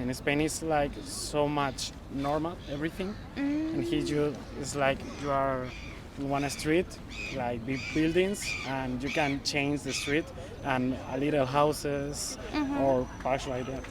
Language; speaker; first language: English; non-native, learner; Spanish